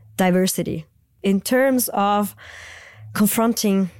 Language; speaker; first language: English; non-native, fluent; Italian